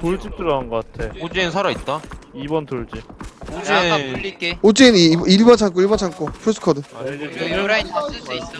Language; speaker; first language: Korean; native; Korean